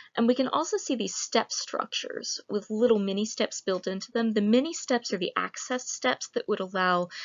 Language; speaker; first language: English; native; English